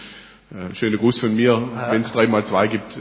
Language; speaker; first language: German; native; German